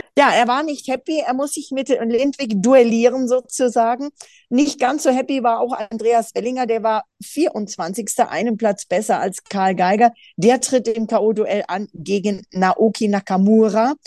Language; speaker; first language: German; native; German